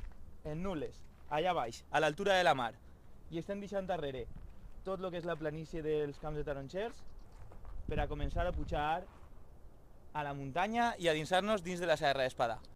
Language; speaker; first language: Catalan; native; Catalan